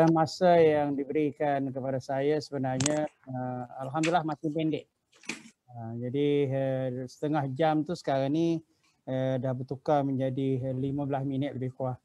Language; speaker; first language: Malay; native; Malay